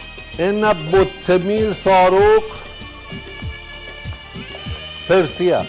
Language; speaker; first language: Greek; non-native, fluent; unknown